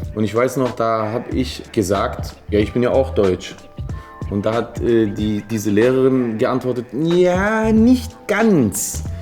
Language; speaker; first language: German; native; German